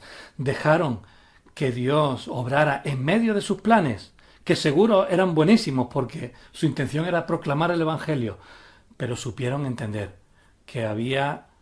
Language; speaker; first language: Spanish; native; Spanish